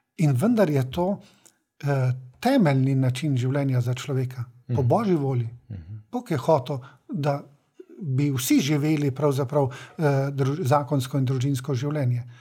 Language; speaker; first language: Slovenian; native; Slovenian